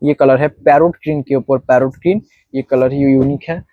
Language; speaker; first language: Hindi; non-native, local second language; Bangla